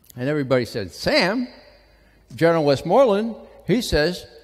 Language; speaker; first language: English; native; English